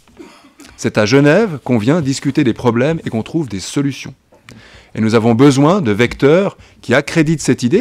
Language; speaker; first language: French; native; French